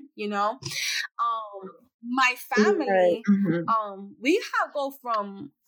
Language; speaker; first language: English; native; English